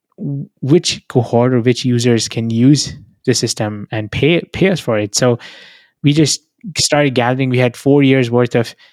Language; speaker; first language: English; non-native, local second language; Hindi